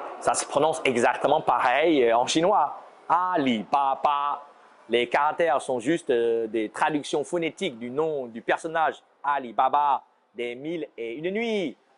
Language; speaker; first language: French; non-native, fluent; Chinese